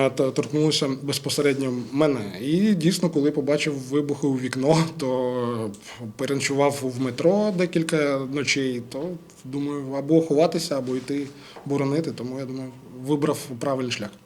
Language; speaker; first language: Ukrainian; non-native, local second language; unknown